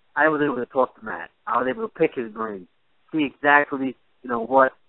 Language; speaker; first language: English; native; English